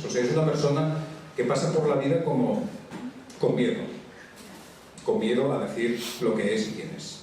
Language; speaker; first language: Spanish; native; Spanish